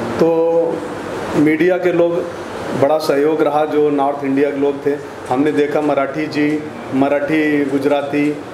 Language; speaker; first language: Hindi; native; Hindi